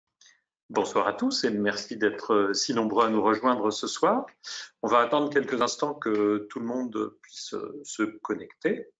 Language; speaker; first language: French; native; French